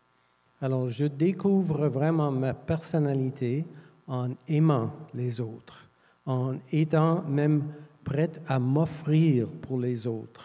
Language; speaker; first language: French; non-native, fluent; English